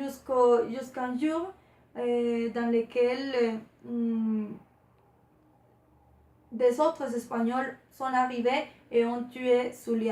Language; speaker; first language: French; non-native, learner; Spanish